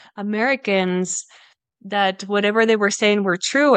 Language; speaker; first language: English; non-native, fluent; Spanish